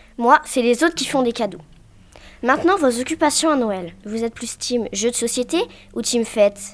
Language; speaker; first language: French; native; French